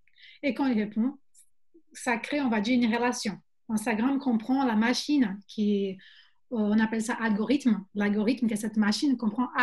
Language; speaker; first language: French; non-native, fluent; Portuguese